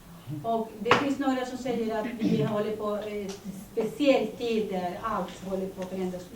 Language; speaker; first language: Swedish; early bilingual, other home language; Spanish